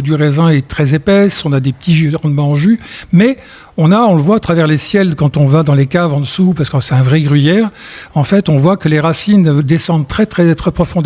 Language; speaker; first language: French; native; French